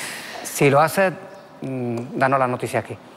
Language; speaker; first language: Spanish; native; Spanish